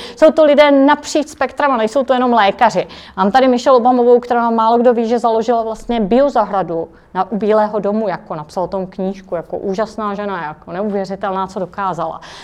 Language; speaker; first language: Czech; native; Czech